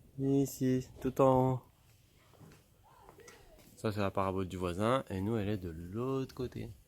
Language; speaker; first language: French; native; French